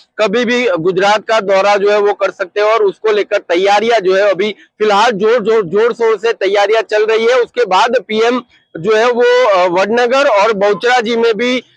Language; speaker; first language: Hindi; non-native, local second language; Gujarati